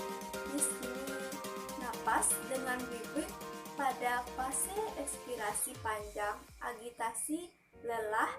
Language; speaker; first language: Indonesian; native; Indonesian